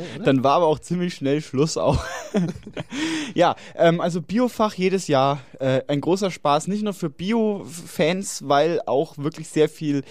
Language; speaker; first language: German; native; German